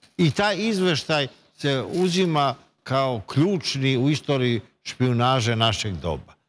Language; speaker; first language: Bosnian; native; Bosnian